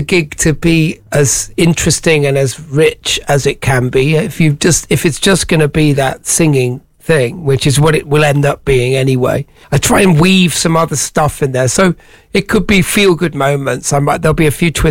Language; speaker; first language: English; native; English